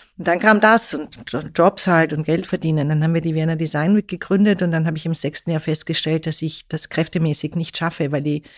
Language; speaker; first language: German; native; German